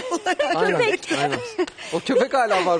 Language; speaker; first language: Turkish; native; Turkish